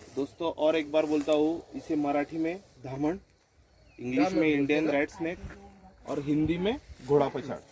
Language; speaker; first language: Hindi; non-native, local second language; Marathi